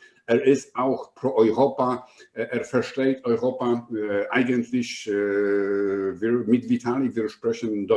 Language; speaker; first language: German; non-native, fluent; Polish